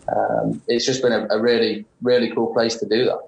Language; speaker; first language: English; native; English